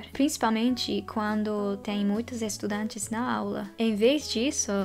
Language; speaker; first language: Portuguese; non-native, fluent; Dutch